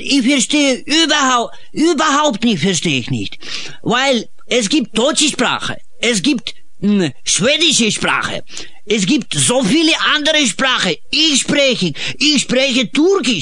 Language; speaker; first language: German; non-native, learner; Turkish